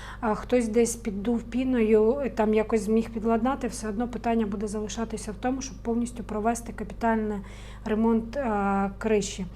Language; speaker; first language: Ukrainian; native; Ukrainian